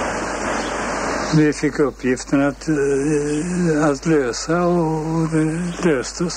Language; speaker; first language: Swedish; native; Swedish